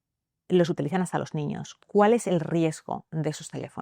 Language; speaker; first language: Spanish; native; Spanish